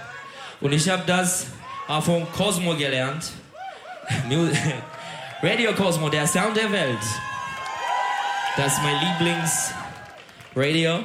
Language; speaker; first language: German; non-native, learner; Turkish